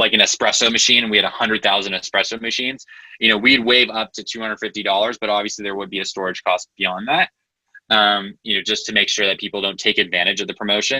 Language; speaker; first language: English; native; English